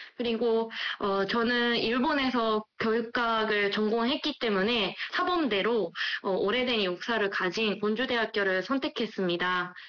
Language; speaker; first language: Korean; non-native, fluent; Japanese